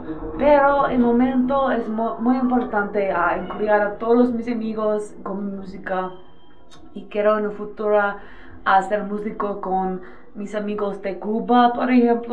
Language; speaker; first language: Spanish; non-native, learner; English